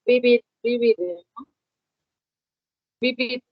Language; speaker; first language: English; non-native, learner; Spanish